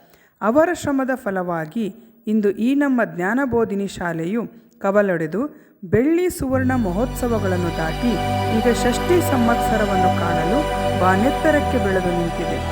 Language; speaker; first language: Kannada; native; Kannada